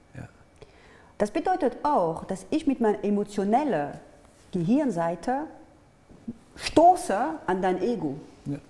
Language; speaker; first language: German; non-native, fluent; French